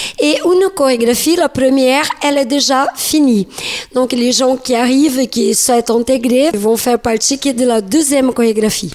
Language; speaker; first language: French; non-native, learner; Portuguese